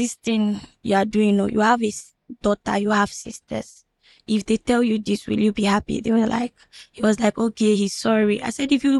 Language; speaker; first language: English; non-native, local second language; Fula